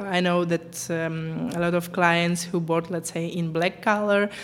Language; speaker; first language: English; non-native, fluent; Ukrainian